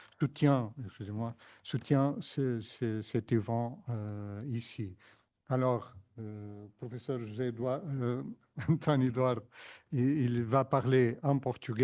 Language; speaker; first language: French; non-native, fluent; Portuguese